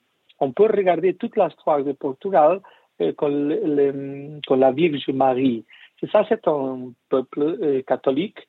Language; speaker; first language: French; non-native, learner; Portuguese